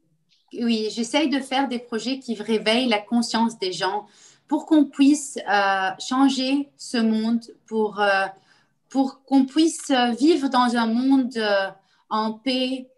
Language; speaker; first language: French; non-native, local second language; Arabic